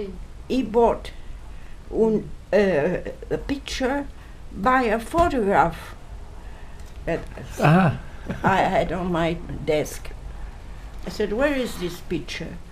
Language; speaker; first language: English; non-native, fluent; Italian